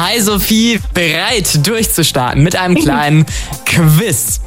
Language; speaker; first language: German; native; German